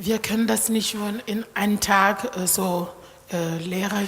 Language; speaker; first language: German; non-native, learner; Lingala